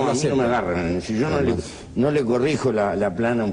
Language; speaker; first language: Spanish; native; Spanish